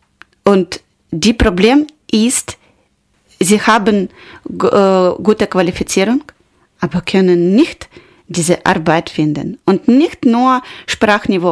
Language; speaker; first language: German; non-native, learner; Ukrainian